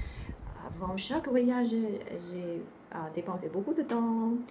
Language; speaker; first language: French; non-native, learner; Chinese